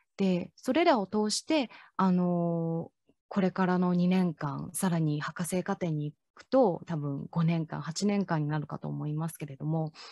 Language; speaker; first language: Japanese; non-native, fluent; Chinese